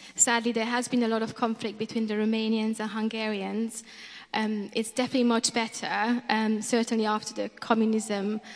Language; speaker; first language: English; non-native, fluent; Romanian